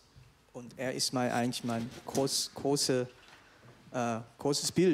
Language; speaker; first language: German; non-native, fluent; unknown